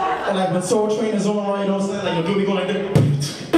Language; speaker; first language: English; native; English